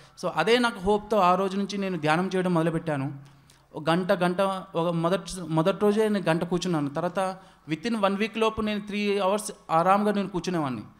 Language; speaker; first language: Telugu; non-native, local second language; Odia